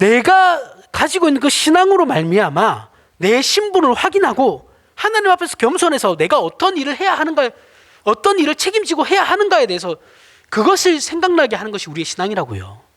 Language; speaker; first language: Korean; native; Korean